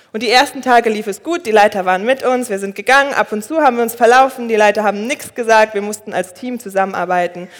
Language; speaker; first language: German; early bilingual, other home language; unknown